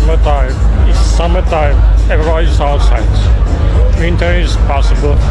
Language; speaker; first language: English; non-native, learner; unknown